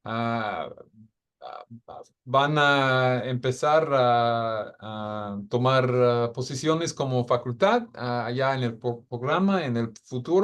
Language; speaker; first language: Spanish; non-native, fluent; English